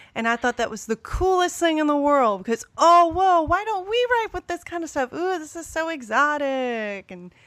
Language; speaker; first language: English; native; English